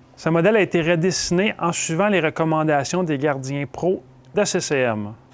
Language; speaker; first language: French; native; French